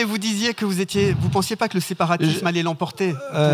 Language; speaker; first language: French; native; French